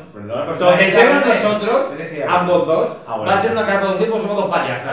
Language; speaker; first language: Spanish; native; Spanish